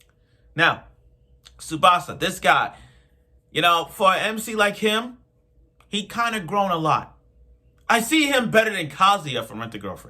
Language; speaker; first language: English; native; English